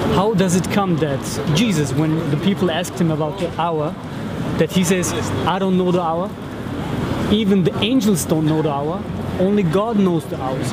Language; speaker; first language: English; non-native, fluent; German